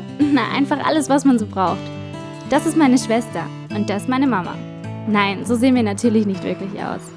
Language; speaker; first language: German; native; German